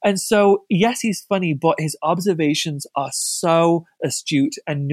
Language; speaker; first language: English; native; English